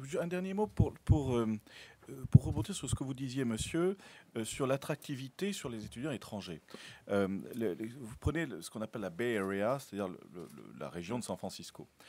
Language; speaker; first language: French; native; French